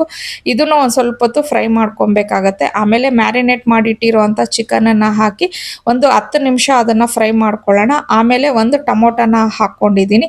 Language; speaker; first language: Kannada; native; Kannada